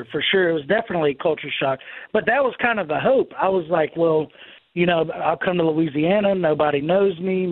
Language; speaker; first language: English; native; English